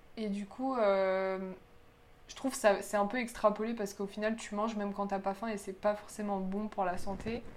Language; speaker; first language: French; early bilingual, other home language; Polish